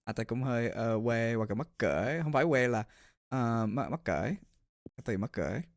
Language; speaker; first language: Vietnamese; early bilingual, heritage; Vietnamese